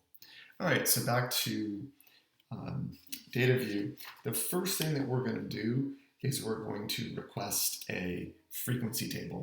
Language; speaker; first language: English; native; English